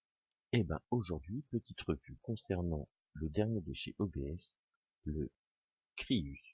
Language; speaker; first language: French; native; French